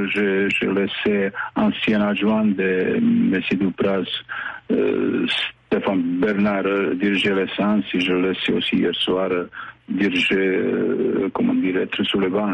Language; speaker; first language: French; non-native, fluent; Bosnian